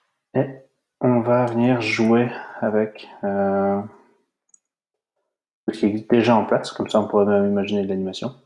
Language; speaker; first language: French; native; French